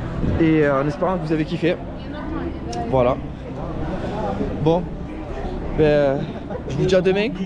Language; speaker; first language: French; native; French